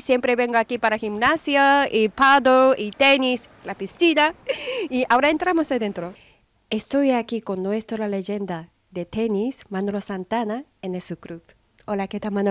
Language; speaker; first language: Spanish; non-native, fluent; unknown